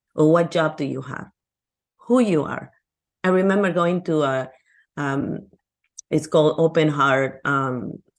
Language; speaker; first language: English; non-native, fluent; Spanish